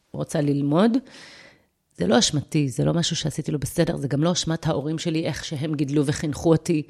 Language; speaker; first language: Hebrew; early bilingual, other home language; Russian